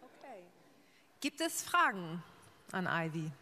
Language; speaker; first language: German; native; German